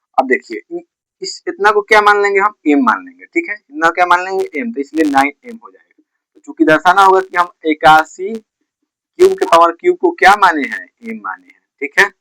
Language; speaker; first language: Hindi; native; Hindi